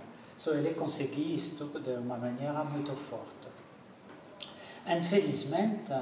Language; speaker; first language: Portuguese; non-native, learner; French